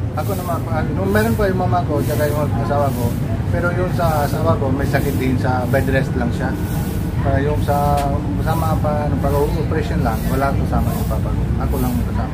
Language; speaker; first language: Filipino; non-native, learner; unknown